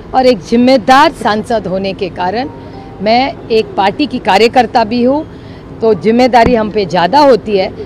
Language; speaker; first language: Hindi; non-native, local second language; Marathi